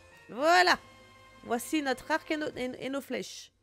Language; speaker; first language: French; native; French